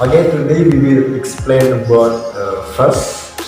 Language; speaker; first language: English; non-native, learner; Indonesian